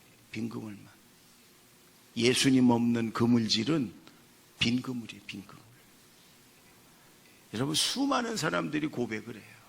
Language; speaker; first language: Korean; native; Korean